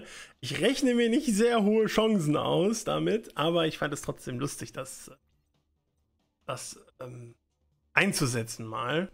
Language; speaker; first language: German; native; German